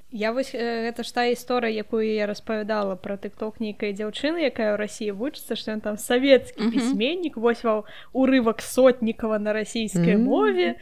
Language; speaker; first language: Belarusian; non-native, local second language; Russian